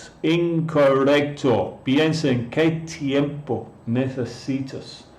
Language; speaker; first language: Spanish; non-native, fluent; English